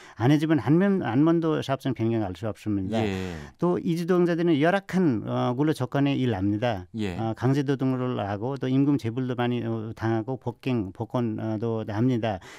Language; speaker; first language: Korean; non-native, learner; Nepali